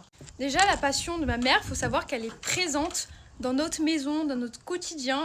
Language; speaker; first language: French; native; French